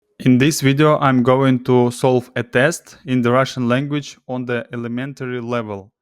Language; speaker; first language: English; non-native, fluent; Russian